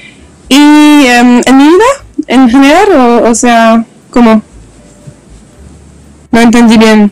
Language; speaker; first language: Spanish; non-native, learner; French